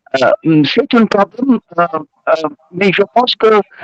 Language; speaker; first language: French; non-native, learner; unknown